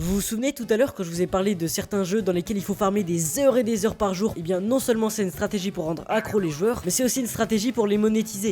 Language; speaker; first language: French; native; French